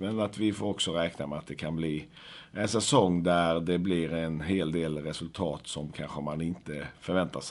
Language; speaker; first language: Swedish; native; Swedish